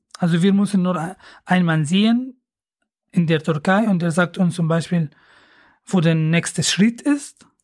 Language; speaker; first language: German; non-native, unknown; Arabic